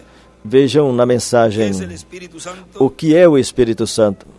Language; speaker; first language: Portuguese; native; Portuguese